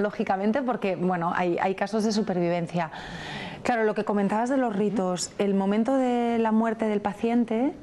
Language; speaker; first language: Spanish; native; Spanish